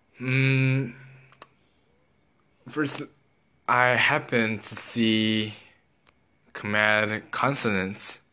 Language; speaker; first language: English; non-native, learner; Korean